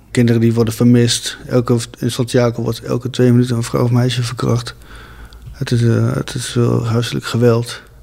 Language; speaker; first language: Dutch; early bilingual, other home language; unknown